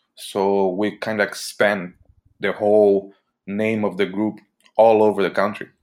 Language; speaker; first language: English; early bilingual, other home language; Portuguese